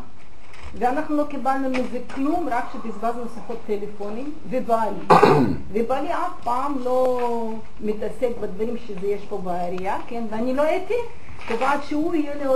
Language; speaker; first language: Hebrew; non-native, fluent; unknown